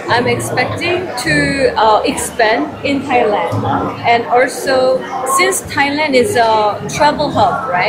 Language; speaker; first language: English; non-native, fluent; Korean